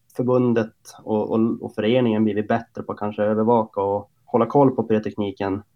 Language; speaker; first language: Swedish; native; Swedish